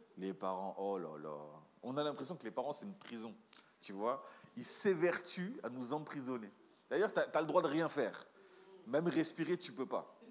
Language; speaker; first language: French; native; French